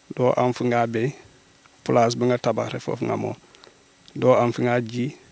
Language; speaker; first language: Wolof; non-native, local second language; Jola-Fonyi